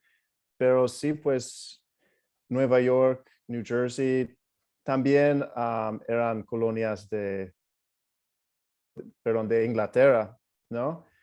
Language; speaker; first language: Spanish; non-native, fluent; English